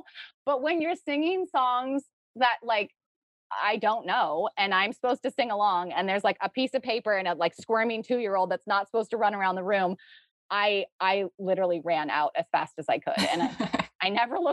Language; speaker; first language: English; native; English